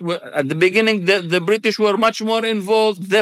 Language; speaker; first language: English; non-native, fluent; Arabic